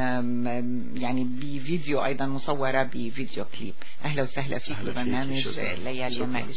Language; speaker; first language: Arabic; native; Arabic